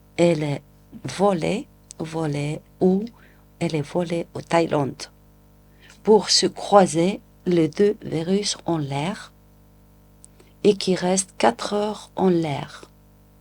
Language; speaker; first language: French; non-native, local second language; Arabic